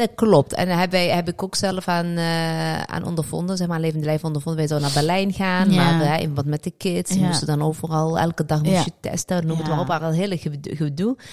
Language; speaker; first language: Dutch; early bilingual, other home language; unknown